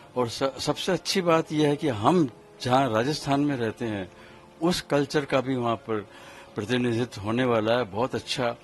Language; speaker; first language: Hindi; native; Hindi